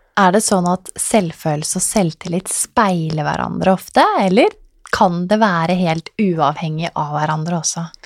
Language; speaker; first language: Norwegian; native; Norwegian